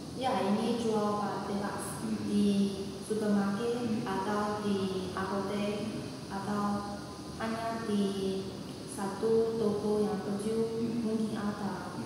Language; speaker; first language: Indonesian; non-native, learner; Chinese